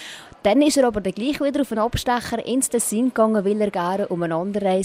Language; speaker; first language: German; native; German